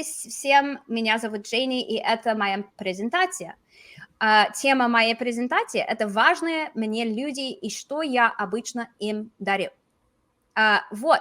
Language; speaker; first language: Russian; non-native, fluent; English